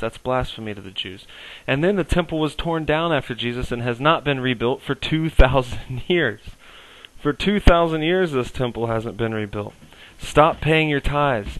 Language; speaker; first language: English; native; English